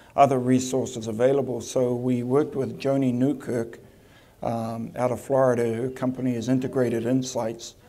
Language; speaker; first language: English; native; English